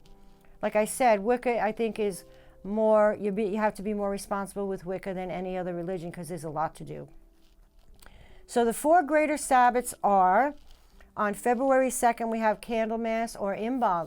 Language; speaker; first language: English; native; English